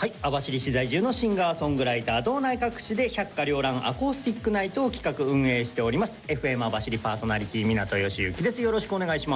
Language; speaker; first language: Japanese; native; Japanese